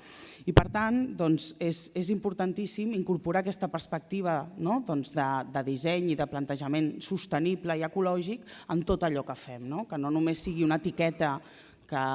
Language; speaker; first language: Catalan; native; Catalan